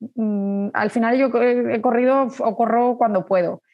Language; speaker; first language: Spanish; native; Spanish